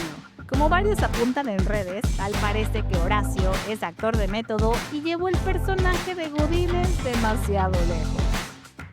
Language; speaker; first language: Spanish; native; Spanish